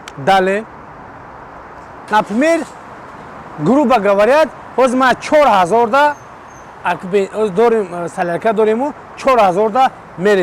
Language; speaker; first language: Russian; non-native, fluent; Tajik